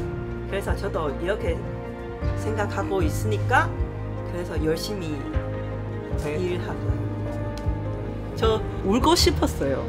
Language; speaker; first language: Korean; non-native, learner; Chinese